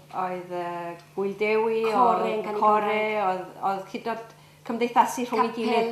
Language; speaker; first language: Welsh; early bilingual, heritage; Welsh